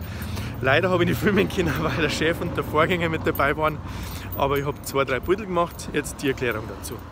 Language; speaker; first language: German; native; German